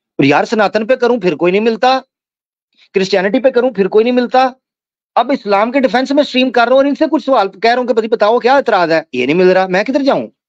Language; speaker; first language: Hindi; native; Hindi